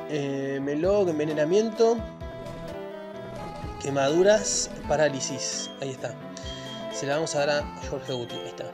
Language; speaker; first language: Spanish; native; Spanish